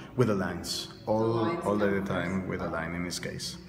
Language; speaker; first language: English; non-native, learner; Spanish